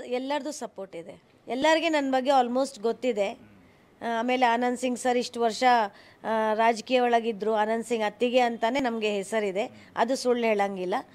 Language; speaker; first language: Kannada; non-native, local second language; Hindi